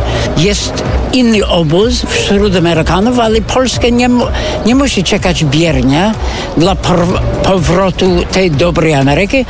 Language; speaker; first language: Polish; non-native, fluent; English